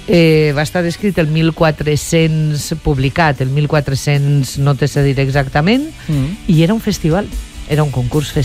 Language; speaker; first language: Catalan; native; Catalan